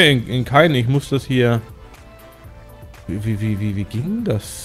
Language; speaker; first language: German; native; German